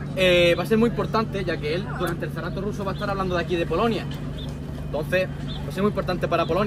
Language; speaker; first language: Spanish; native; Spanish